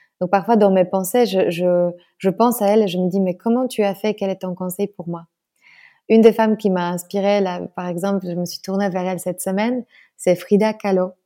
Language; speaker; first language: French; non-native, fluent; Polish